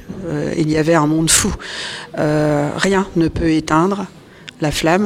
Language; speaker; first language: French; native; French